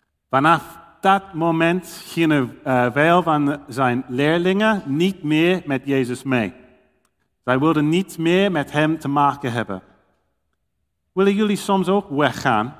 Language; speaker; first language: Dutch; non-native, learner; English